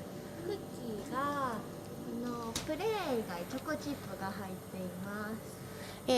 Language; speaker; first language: Japanese; native; Japanese